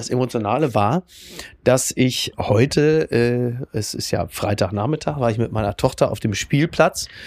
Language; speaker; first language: German; native; German